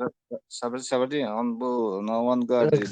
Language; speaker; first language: Russian; non-native, local second language; Chechen